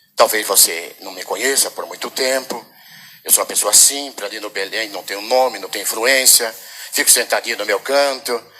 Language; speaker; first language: Portuguese; native; Portuguese